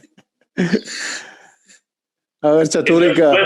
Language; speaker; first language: Spanish; native; Spanish